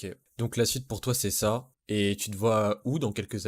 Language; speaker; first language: French; native; French